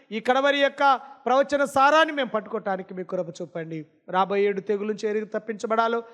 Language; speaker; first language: Telugu; non-native, local second language; Lambadi